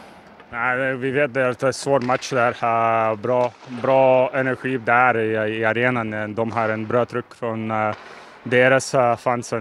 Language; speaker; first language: Swedish; non-native, learner; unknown